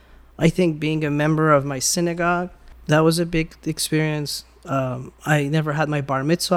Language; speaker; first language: English; early bilingual, other home language; Persian